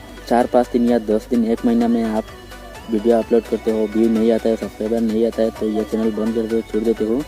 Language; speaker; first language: Hindi; non-native, local second language; Bangla